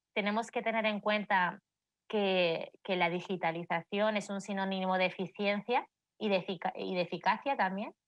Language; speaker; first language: Spanish; native; Spanish